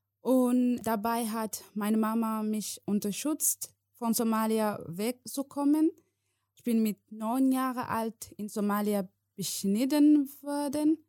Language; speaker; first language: German; non-native, learner; Somali